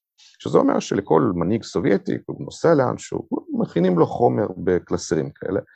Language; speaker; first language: Hebrew; non-native, fluent; Russian